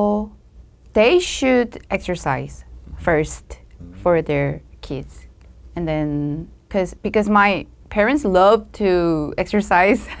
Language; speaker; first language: English; non-native, learner; Korean